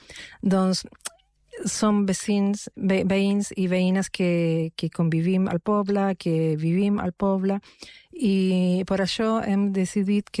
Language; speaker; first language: Catalan; non-native, fluent; Spanish